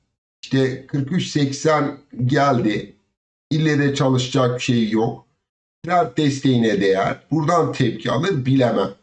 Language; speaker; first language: Turkish; native; Turkish